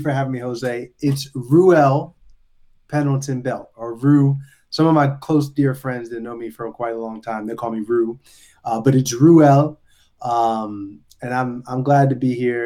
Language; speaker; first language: English; native; English